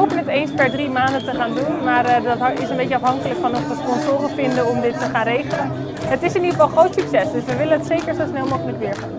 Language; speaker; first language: Dutch; native; Dutch